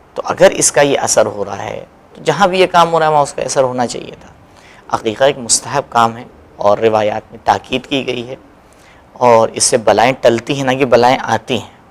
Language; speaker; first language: Urdu; native; Urdu